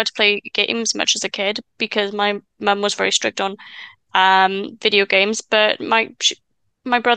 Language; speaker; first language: English; native; English